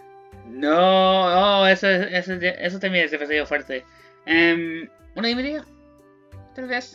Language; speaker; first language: Spanish; non-native, learner; English